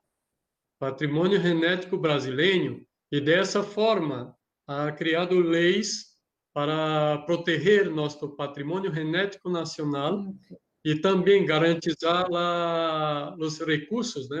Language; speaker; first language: Spanish; non-native, learner; Portuguese